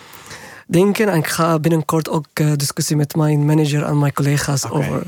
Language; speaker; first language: Dutch; non-native, learner; Arabic